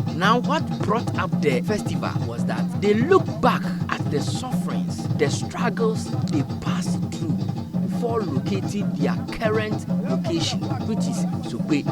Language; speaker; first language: English; non-native, local second language; Akan